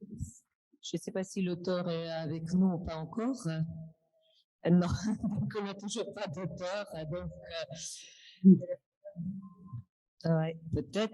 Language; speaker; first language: French; non-native, fluent; Russian